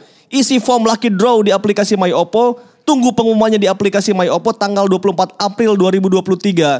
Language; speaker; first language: Indonesian; native; Indonesian